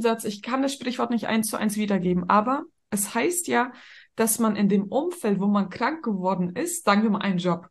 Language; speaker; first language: German; native; German